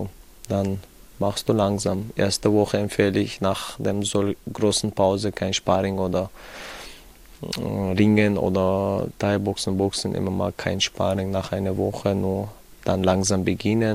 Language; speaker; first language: German; non-native, fluent; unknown